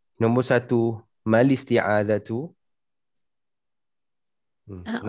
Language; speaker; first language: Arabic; non-native, fluent; Malay